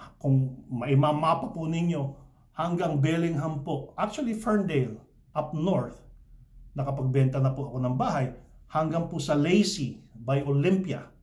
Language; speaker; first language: Filipino; early bilingual, heritage; Filipino